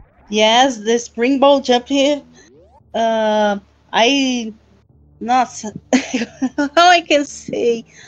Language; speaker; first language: English; non-native, learner; Portuguese